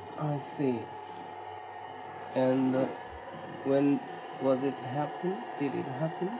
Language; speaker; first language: English; non-native, learner; Japanese